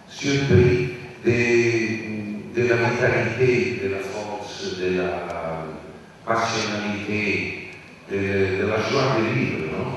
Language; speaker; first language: French; non-native, learner; Italian